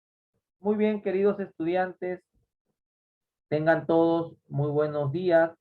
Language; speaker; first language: Spanish; native; Spanish